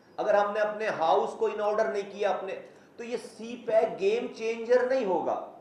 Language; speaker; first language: Urdu; native; Urdu